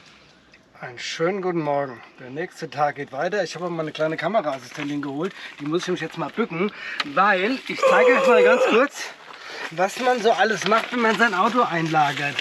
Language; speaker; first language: German; native; German